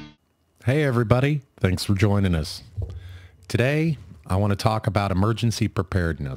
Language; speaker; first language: English; native; English